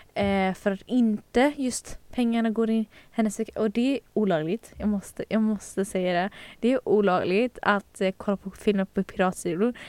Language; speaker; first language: Swedish; native; Swedish